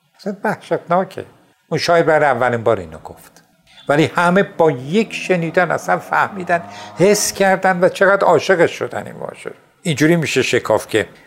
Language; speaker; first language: Persian; non-native, local second language; Azerbaijani